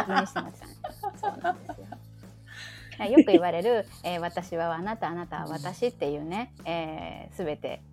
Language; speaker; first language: Japanese; native; Japanese